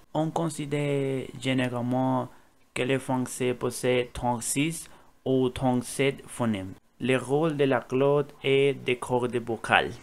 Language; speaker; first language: French; non-native, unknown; Spanish